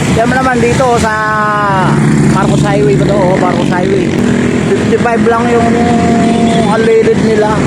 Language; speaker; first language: Filipino; non-native, local second language; Cebuano